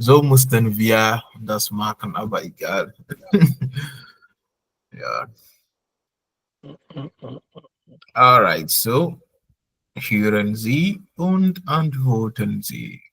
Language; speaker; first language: German; non-native, fluent; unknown